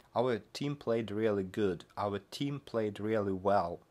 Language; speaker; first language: English; non-native, fluent; Russian